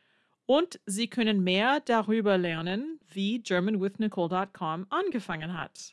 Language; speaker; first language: German; non-native, fluent; English